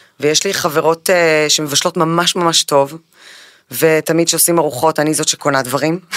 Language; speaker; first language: Hebrew; early bilingual, other home language; Spanish